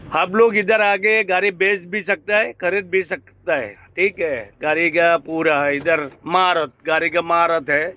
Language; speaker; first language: Hindi; non-native, learner; Bangla